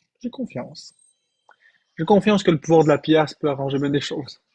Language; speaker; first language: French; native; French